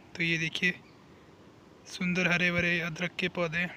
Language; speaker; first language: Hindi; native; Hindi